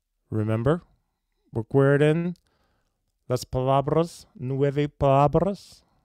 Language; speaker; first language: Spanish; non-native, learner; English